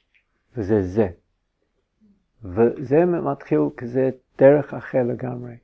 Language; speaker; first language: Hebrew; non-native, fluent; English